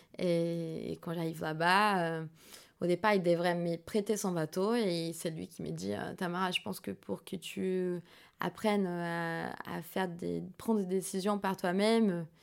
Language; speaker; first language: French; non-native, fluent; Portuguese